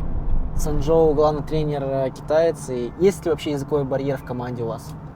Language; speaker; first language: Russian; native; Russian